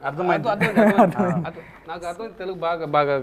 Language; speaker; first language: Telugu; non-native, local second language; Tamil